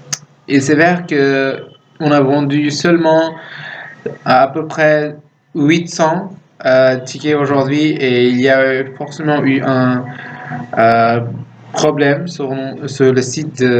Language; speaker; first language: French; non-native, fluent; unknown